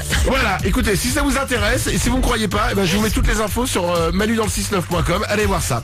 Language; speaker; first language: French; native; French